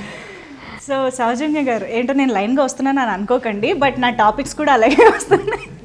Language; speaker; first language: Telugu; native; Telugu